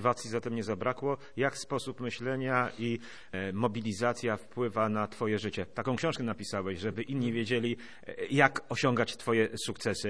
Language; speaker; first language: Polish; native; Polish